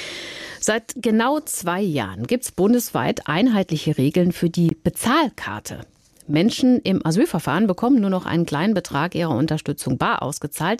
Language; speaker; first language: German; native; German